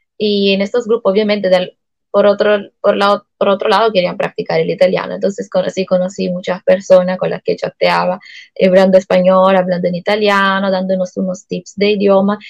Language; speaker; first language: Spanish; non-native, fluent; Italian